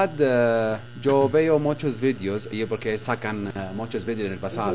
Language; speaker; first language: Spanish; non-native, learner; Arabic